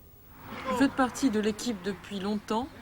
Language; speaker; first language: French; native; French